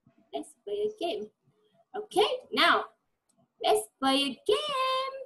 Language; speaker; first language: English; non-native, fluent; Vietnamese